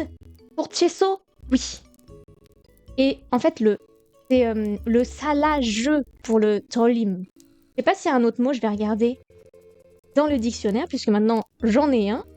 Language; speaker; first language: French; native; French